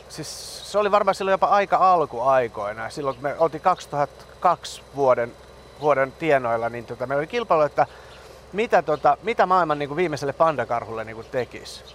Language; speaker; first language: Finnish; early bilingual, other home language; Persian